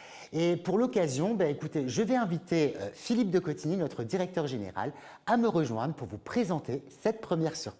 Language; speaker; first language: French; native; French